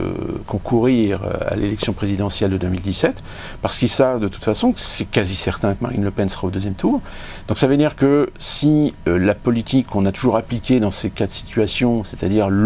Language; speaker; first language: French; native; French